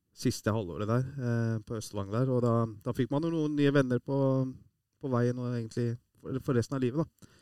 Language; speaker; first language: Norwegian; early bilingual, other home language; Persian